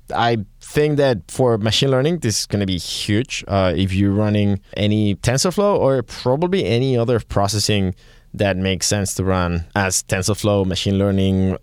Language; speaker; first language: English; non-native, fluent; Spanish